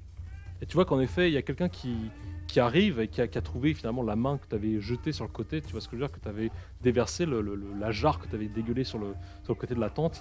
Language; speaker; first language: French; native; French